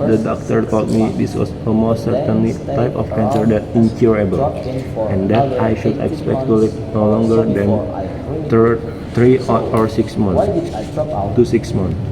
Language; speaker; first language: English; non-native, learner; Indonesian